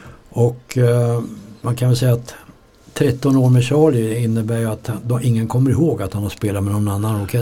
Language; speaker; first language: Swedish; native; Swedish